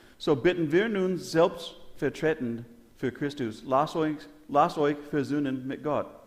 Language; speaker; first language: German; non-native, learner; English